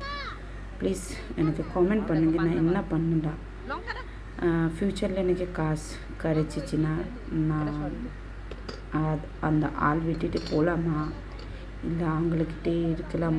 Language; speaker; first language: Tamil; non-native, local second language; Bangla